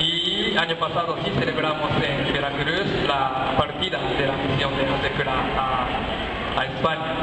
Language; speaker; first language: Spanish; non-native, learner; Japanese